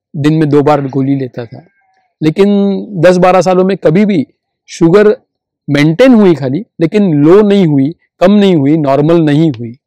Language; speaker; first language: Hindi; non-native, local second language; Marathi